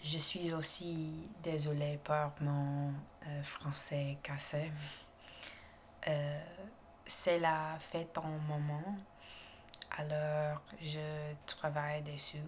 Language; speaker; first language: French; non-native, learner; English